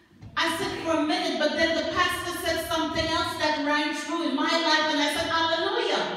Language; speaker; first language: English; native; English